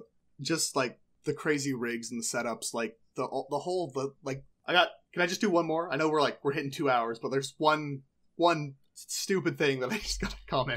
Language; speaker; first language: English; native; English